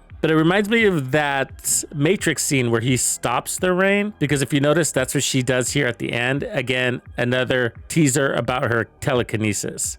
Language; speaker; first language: English; native; English